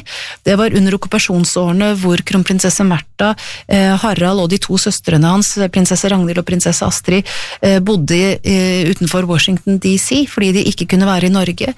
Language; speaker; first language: Norwegian; native; Norwegian